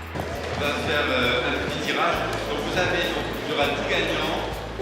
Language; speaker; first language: French; native; French